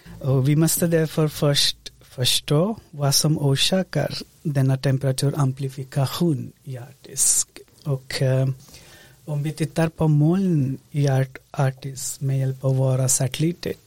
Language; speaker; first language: Swedish; non-native, fluent; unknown